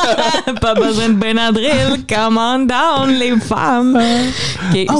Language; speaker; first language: French; native; French